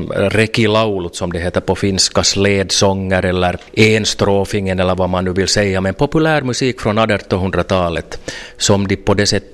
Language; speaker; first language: Swedish; native; Swedish